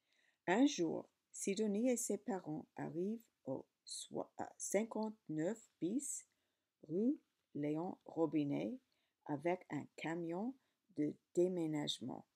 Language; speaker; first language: French; non-native, learner; English